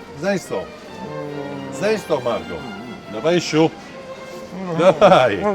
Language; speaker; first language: Russian; non-native, learner; Italian